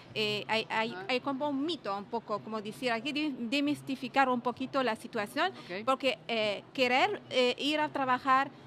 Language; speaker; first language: Spanish; non-native, fluent; Arabic